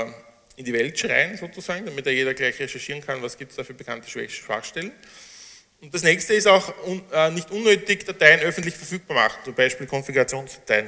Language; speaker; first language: German; native; German